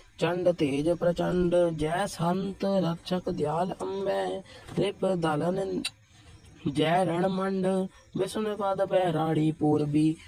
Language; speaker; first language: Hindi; non-native, local second language; Punjabi